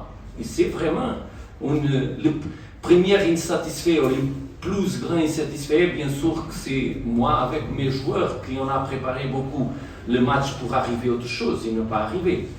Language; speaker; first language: French; non-native, fluent; Portuguese